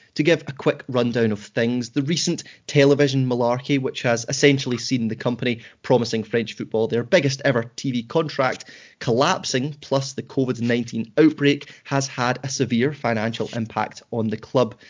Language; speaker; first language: English; native; English